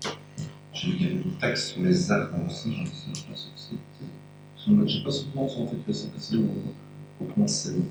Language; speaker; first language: French; native; French